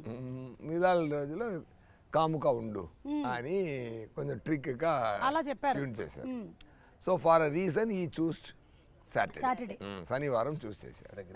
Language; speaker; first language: Telugu; non-native, learner; Tamil